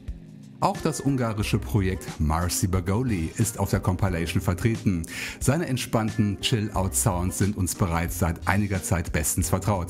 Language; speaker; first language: German; native; German